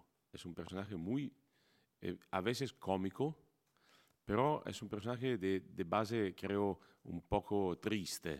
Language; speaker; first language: Spanish; non-native, fluent; Italian